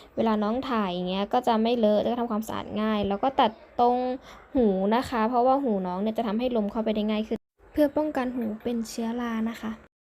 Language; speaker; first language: Thai; native; Thai